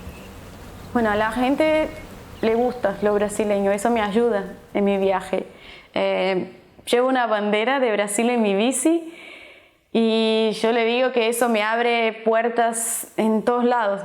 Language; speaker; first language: Spanish; non-native, fluent; Portuguese